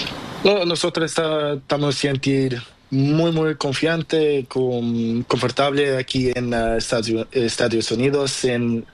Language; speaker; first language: Spanish; non-native, learner; Portuguese